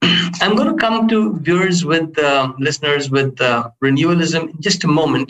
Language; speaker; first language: English; non-native, local second language; Hindi